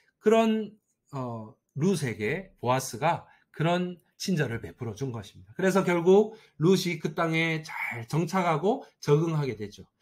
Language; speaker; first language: Korean; native; Korean